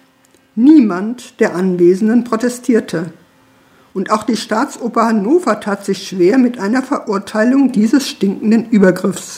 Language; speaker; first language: German; native; German